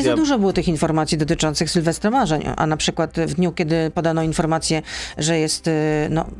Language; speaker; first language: Polish; native; Polish